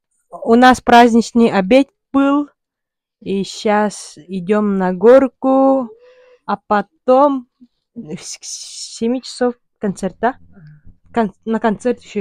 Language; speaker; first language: Russian; non-native, local second language; Yakut